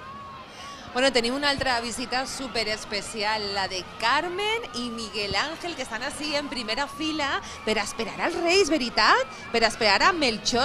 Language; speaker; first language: Catalan; native; Catalan